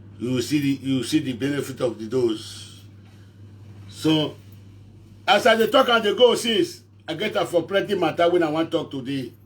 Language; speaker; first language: Nigerian Pidgin; non-native, local second language; Bini